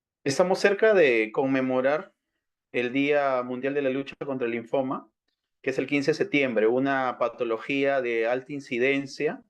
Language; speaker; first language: Spanish; native; Spanish